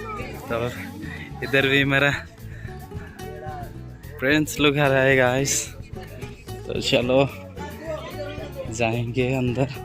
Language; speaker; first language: Hindi; non-native, local second language; Odia